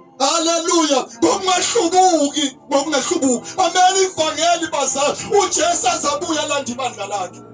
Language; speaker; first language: Zulu; native; Zulu